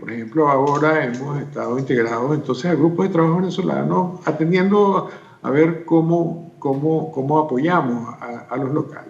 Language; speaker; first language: Spanish; native; Spanish